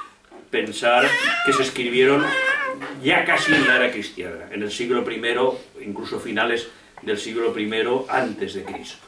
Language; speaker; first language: Spanish; native; Spanish